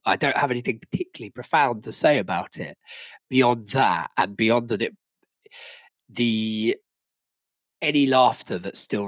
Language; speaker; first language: English; native; English